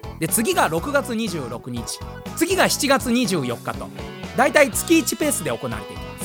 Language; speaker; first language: Japanese; native; Japanese